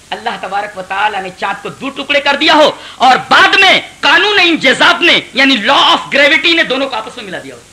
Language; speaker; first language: Urdu; native; Urdu